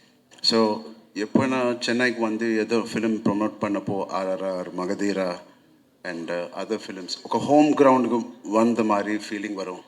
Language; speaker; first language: Tamil; non-native, local second language; Telugu